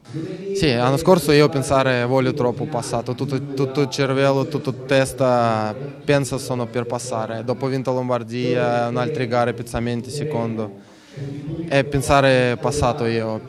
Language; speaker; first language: Italian; non-native, learner; Russian